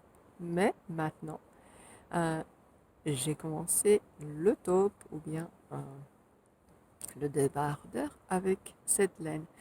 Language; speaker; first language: French; non-native, fluent; Finnish